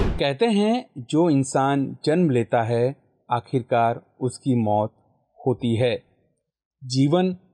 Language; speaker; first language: Hindi; non-native, local second language; Gujarati